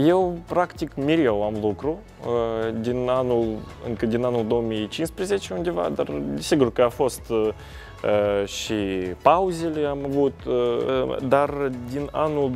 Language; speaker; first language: Romanian; non-native, local second language; Russian